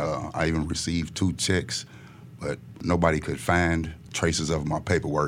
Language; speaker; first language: English; native; English